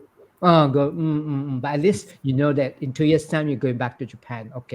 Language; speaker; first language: English; non-native, local second language; Malay